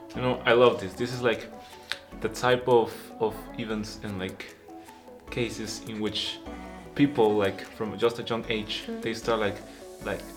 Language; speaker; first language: English; non-native, fluent; Spanish